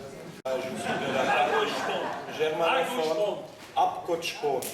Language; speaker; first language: French; non-native, local second language; German